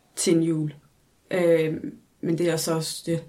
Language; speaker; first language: Danish; early bilingual, other home language; English